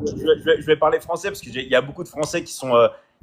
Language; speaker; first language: French; native; French